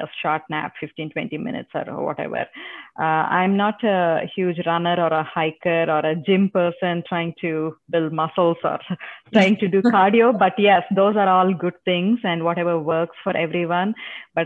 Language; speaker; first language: English; non-native, local second language; Telugu